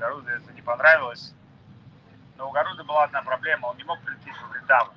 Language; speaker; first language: Russian; native; Russian